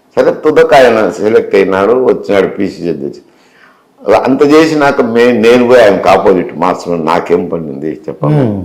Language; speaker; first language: Telugu; native; Telugu